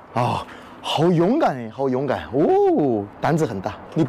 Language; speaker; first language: Chinese; non-native, fluent; Korean